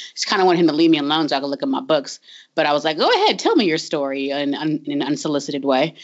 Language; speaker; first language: English; native; English